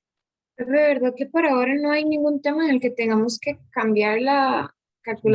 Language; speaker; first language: Spanish; native; Spanish